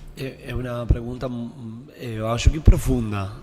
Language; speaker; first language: Portuguese; non-native, fluent; Spanish